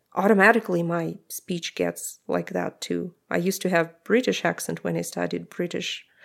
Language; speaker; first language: English; non-native, fluent; Russian